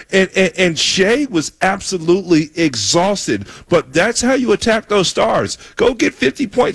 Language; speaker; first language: English; native; English